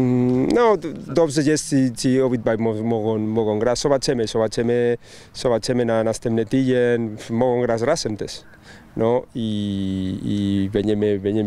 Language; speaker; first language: Polish; non-native, learner; Spanish